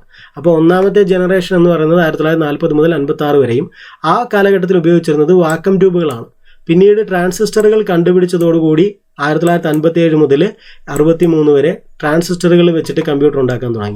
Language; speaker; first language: Malayalam; native; Malayalam